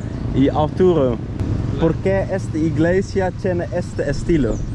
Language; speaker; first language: Spanish; non-native, learner; Dutch